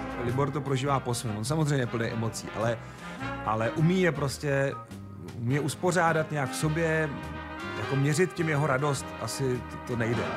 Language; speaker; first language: Czech; native; Czech